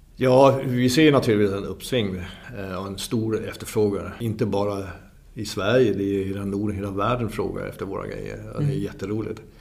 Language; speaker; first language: Swedish; non-native, fluent; German